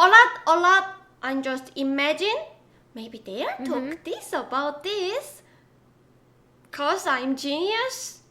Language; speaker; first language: English; non-native, learner; Korean